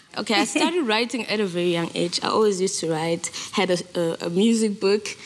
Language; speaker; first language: English; non-native, local second language; Zulu